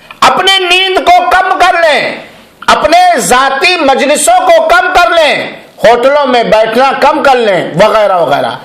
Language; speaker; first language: Urdu; native; Urdu